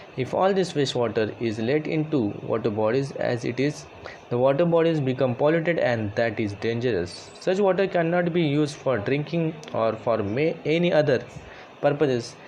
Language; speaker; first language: English; non-native, local second language; Marathi